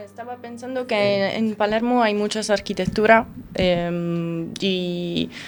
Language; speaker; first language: Spanish; non-native, learner; Italian